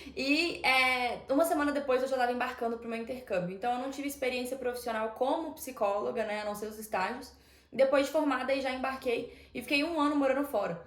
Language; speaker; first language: Portuguese; native; Portuguese